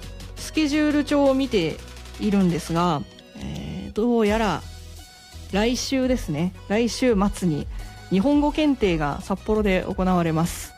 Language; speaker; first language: Japanese; native; Japanese